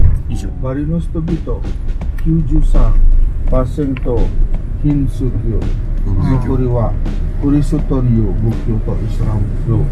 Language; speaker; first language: Japanese; non-native, learner; Indonesian